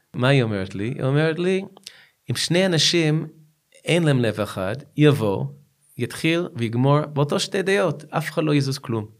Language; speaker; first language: Hebrew; non-native, fluent; English